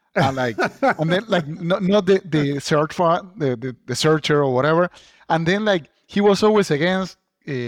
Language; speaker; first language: English; non-native, fluent; Spanish